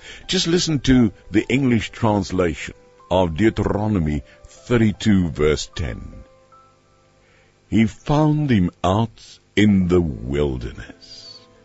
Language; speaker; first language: English; non-native, local second language; Afrikaans